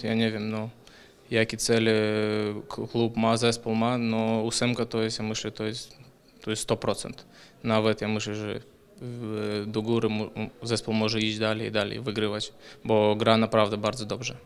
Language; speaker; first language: Polish; non-native, fluent; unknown